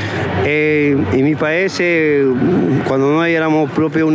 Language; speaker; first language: Italian; non-native, learner; Spanish